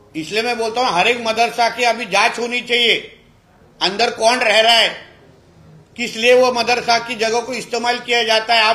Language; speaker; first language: Hindi; non-native, local second language; Marathi